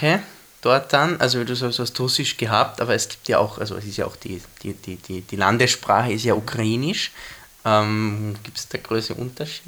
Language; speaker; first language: German; native; German